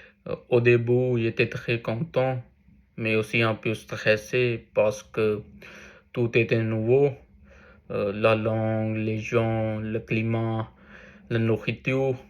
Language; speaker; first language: French; non-native, learner; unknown